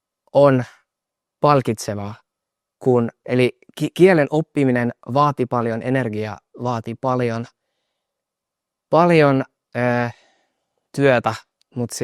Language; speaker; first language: Finnish; non-native, fluent; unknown